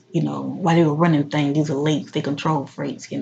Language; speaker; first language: English; native; English